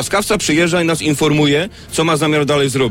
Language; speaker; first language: Polish; native; Polish